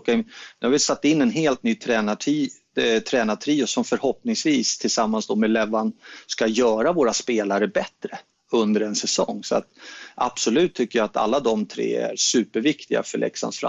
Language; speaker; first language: Swedish; native; Swedish